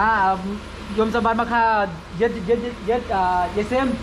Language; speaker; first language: Hebrew; non-native, learner; Thai